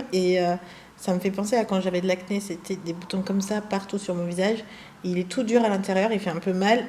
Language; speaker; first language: French; early bilingual, other home language; German